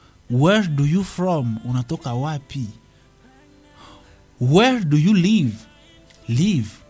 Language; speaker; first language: English; non-native, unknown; Swahili